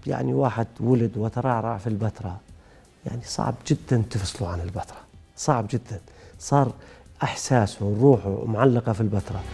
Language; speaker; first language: Arabic; native; Arabic